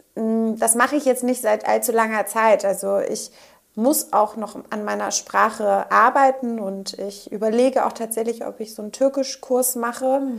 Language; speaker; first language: German; native; German